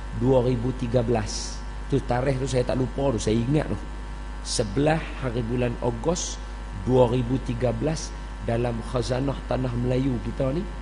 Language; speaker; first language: Malay; native; Malay